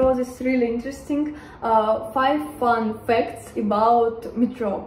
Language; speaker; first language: English; non-native, learner; Russian